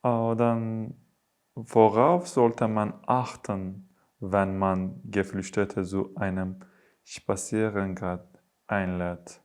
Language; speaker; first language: German; non-native, learner; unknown